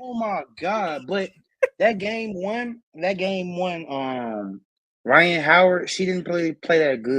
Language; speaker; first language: English; native; English